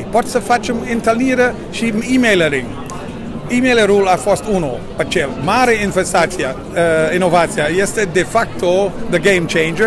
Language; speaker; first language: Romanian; non-native, learner; Dutch